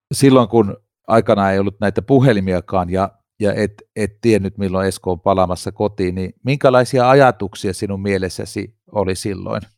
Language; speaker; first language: Finnish; native; Finnish